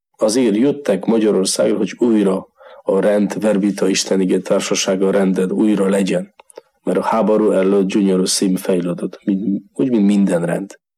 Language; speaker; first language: Hungarian; non-native, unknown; Polish